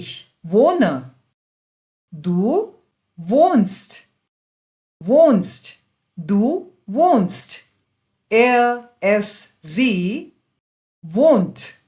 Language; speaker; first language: German; non-native, fluent; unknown